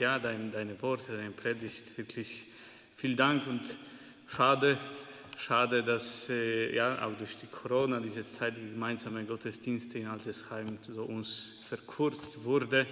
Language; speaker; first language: German; non-native, fluent; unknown